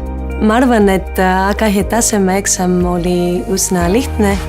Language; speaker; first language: Estonian; non-native, learner; Greek